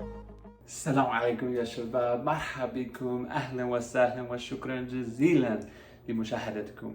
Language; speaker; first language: Arabic; non-native, fluent; English